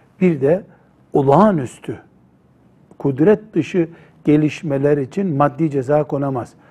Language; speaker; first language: Turkish; native; Turkish